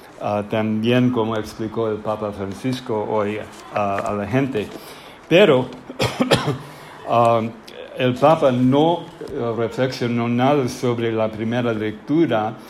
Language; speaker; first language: Spanish; non-native, fluent; English